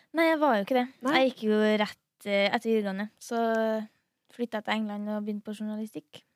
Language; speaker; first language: Norwegian; native; Norwegian